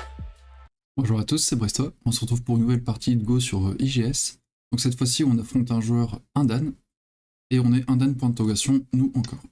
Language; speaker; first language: French; native; French